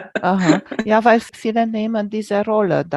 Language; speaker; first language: German; non-native, fluent; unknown